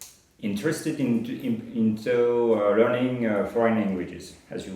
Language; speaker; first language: English; non-native, fluent; French